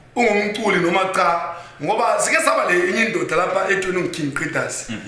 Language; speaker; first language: Zulu; native; Zulu